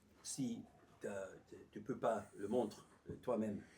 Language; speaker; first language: French; non-native, learner; English